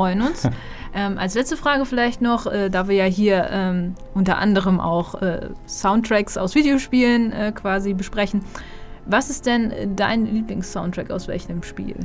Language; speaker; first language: German; native; German